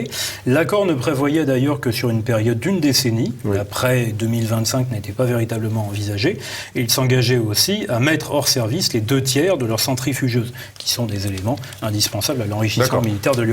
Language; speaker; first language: French; native; French